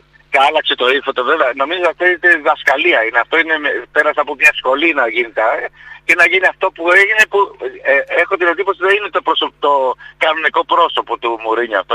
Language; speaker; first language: Greek; non-native, fluent; Spanish